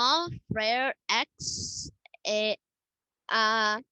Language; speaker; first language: French; non-native, learner; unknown